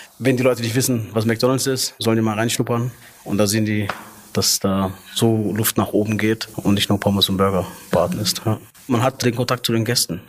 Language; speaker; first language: German; early bilingual, other home language; Arabic